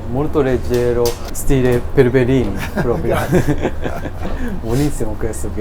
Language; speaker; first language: Italian; non-native, learner; Japanese